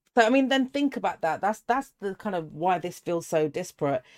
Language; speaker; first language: English; native; English